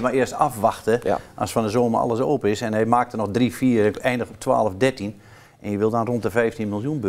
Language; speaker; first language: Dutch; native; Dutch